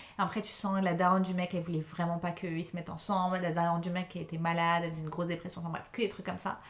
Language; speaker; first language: French; native; French